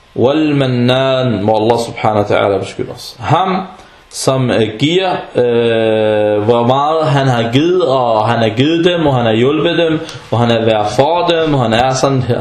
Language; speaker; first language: Danish; early bilingual, other home language; Arabic